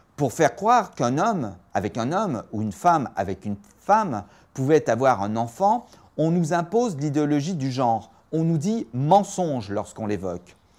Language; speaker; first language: French; native; French